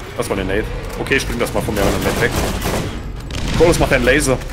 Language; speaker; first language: German; native; German